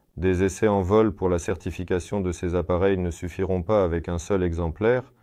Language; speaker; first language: French; non-native, fluent; Russian